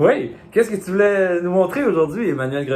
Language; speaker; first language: French; native; French